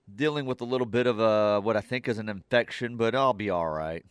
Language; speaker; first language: English; native; English